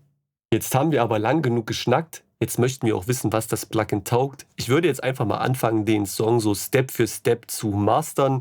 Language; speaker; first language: German; native; German